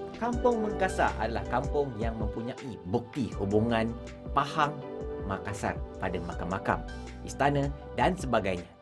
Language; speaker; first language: Malay; native; Malay